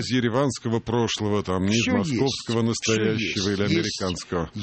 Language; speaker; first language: Russian; native; Russian